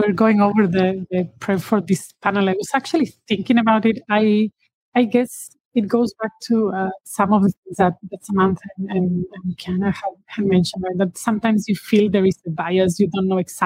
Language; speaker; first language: English; non-native, fluent; Spanish